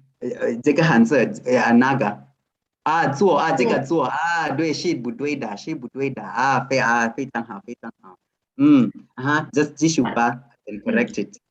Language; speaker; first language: Chinese; non-native, fluent; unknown